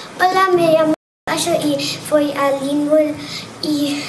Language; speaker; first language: Spanish; non-native, learner; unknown